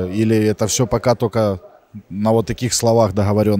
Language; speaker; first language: Russian; native; Russian